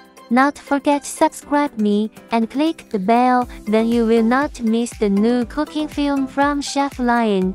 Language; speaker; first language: English; non-native, learner; Chinese